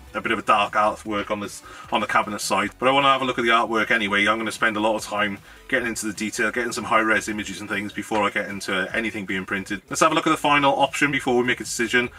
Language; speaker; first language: English; native; English